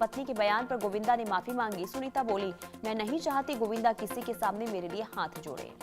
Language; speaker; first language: Hindi; native; Hindi